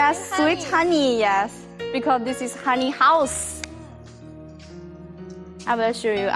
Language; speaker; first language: English; non-native, learner; Chinese